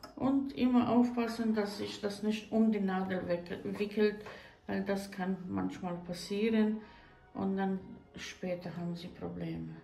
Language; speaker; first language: German; non-native, fluent; Croatian